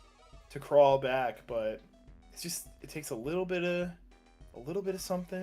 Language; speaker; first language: English; native; English